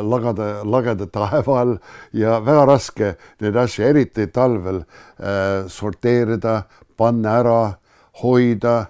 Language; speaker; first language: Estonian; non-native, fluent; English